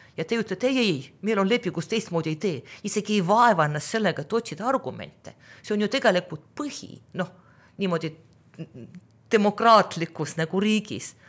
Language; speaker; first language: Estonian; non-native, local second language; Russian